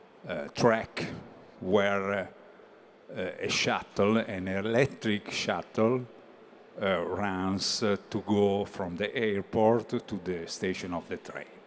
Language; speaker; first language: English; non-native, learner; Italian